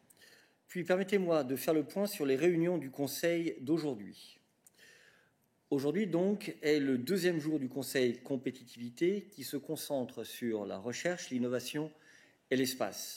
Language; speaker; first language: French; native; French